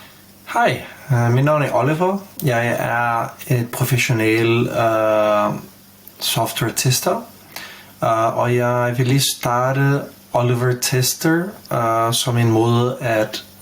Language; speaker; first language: Danish; non-native, fluent; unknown